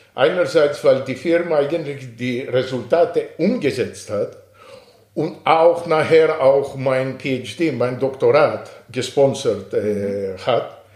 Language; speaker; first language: German; non-native, fluent; Greek